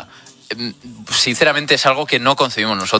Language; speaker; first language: Spanish; non-native, local second language; Catalan